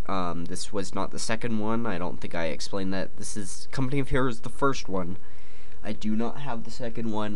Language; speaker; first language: English; native; English